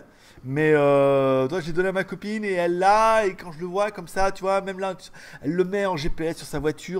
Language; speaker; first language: French; native; French